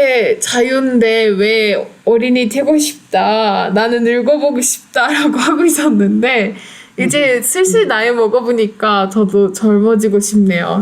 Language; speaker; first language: Korean; non-native, fluent; Turkish